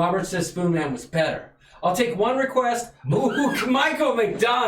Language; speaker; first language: English; native; English